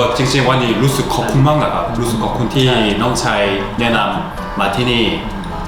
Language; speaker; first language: Thai; non-native, learner; Korean